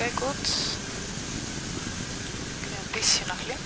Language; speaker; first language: German; non-native, learner; Dutch